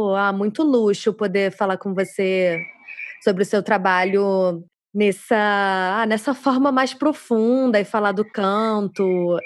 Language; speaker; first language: Portuguese; native; Portuguese